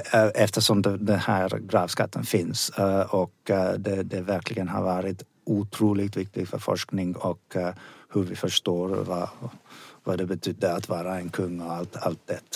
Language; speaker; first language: Swedish; non-native, fluent; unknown